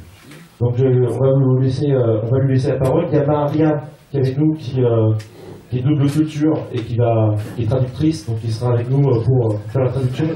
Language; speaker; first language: French; native; French